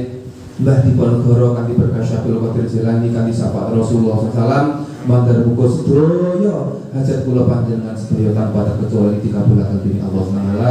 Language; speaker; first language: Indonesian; non-native, local second language; Javanese